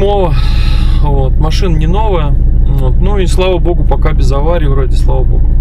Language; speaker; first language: Russian; native; Russian